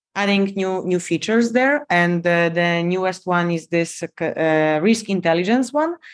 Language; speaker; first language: English; non-native, fluent; Polish